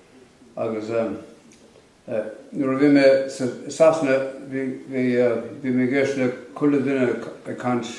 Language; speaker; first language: Irish; non-native, local second language; English